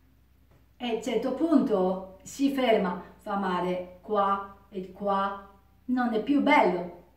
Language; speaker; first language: Italian; non-native, learner; Japanese